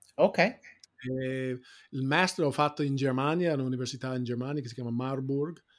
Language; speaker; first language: Italian; non-native, fluent; English